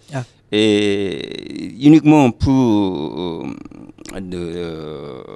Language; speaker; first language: French; non-native, fluent; Japanese